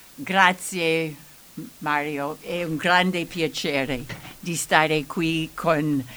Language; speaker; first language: Italian; early bilingual, heritage; Italian